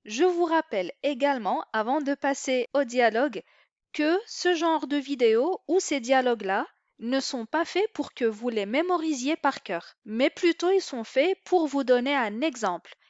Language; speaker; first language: French; non-native, local second language; Arabic